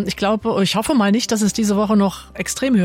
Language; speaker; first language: German; native; German